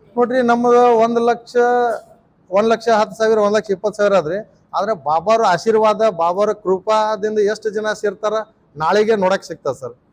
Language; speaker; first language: Kannada; non-native, local second language; Lambadi